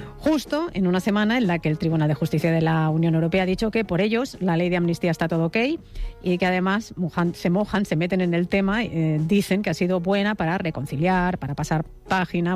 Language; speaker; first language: Spanish; native; Spanish